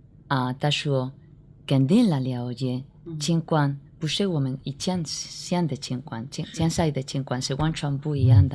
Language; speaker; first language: Chinese; non-native, learner; Spanish